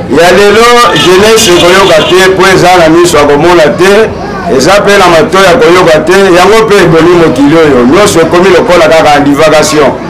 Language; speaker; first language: Lingala; non-native, local second language; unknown